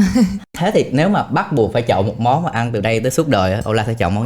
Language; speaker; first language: Vietnamese; native; Vietnamese